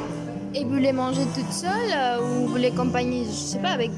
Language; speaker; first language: French; non-native, learner; Spanish